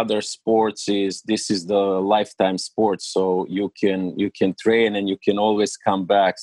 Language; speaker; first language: English; non-native, learner; Serbian